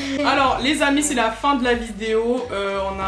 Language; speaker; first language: French; native; French